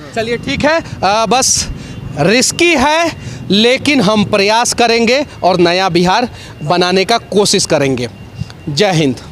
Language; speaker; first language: Hindi; native; Hindi